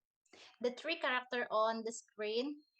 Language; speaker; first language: English; non-native, learner; Indonesian